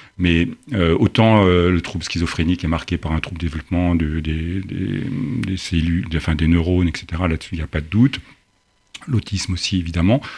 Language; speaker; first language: French; native; French